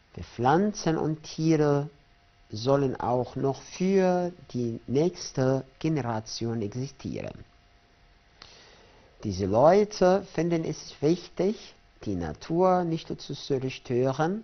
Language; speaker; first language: German; non-native, fluent; Arabic